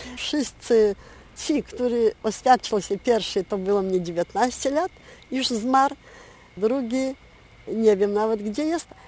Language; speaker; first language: Polish; early bilingual, heritage; Polish